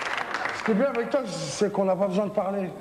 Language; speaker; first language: French; native; French